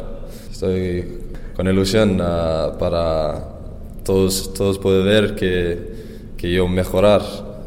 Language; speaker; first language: Spanish; non-native, learner; Icelandic